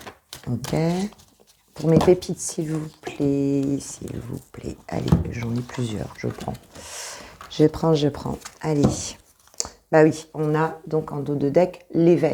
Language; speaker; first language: French; native; French